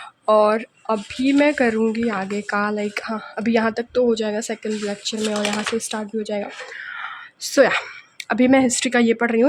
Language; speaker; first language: Hindi; native; Hindi